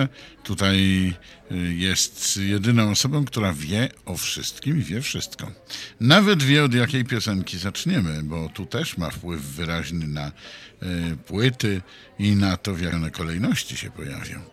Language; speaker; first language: Polish; native; Polish